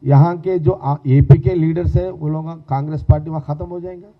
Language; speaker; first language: Hindi; non-native, local second language; Telugu